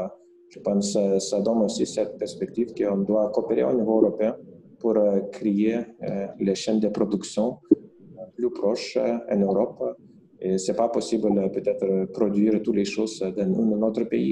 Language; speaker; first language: French; non-native, fluent; Lithuanian